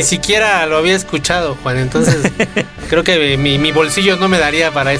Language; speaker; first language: Spanish; native; Spanish